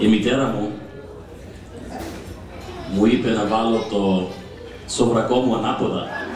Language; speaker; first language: Greek; early bilingual, other home language; English